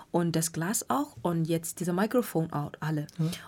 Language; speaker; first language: German; non-native, learner; Burmese